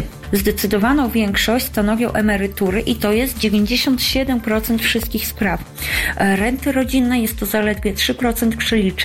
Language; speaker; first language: Polish; native; Polish